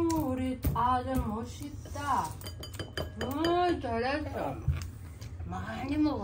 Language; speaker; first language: Korean; non-native, learner; Kazakh